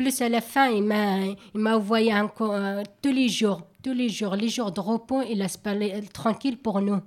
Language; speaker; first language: French; non-native, learner; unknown